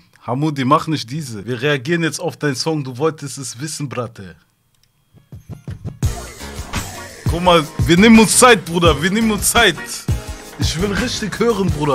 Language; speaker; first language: German; early bilingual, other home language; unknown